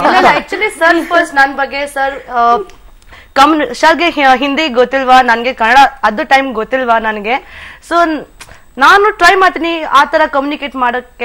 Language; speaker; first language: Kannada; non-native, local second language; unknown